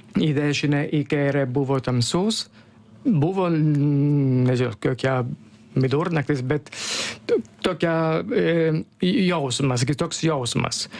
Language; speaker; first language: Lithuanian; non-native, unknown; Italian